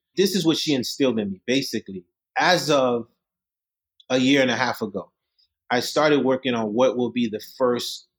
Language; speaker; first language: English; early bilingual, other home language; Haitian Creole